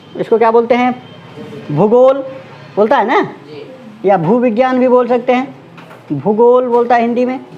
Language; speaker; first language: Hindi; native; Hindi